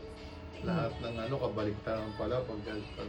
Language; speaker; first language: Filipino; native; Filipino